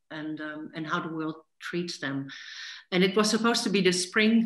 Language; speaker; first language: English; non-native, fluent; Dutch